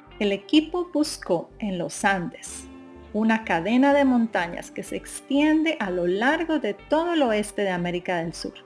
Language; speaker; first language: Spanish; native; Spanish